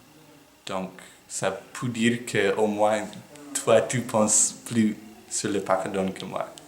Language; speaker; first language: French; non-native, fluent; English